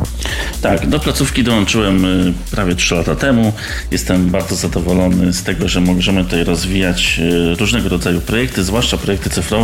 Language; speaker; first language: Polish; native; Polish